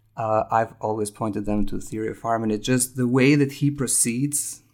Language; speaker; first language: English; non-native, fluent; Albanian